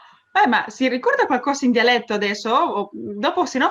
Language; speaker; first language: Italian; early bilingual, heritage; Spanish